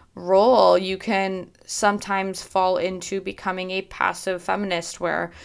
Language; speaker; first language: English; native; English